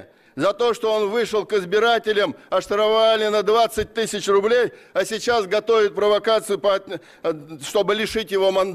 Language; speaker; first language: Russian; native; Russian